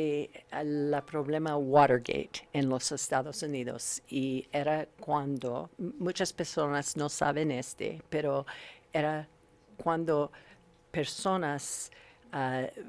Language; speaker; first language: Spanish; non-native, learner; English